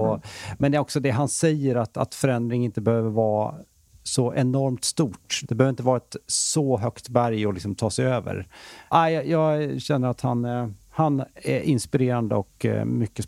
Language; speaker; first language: Swedish; native; Swedish